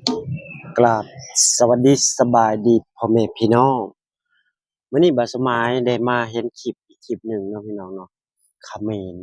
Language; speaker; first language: Thai; non-native, local second language; Northeastern Thai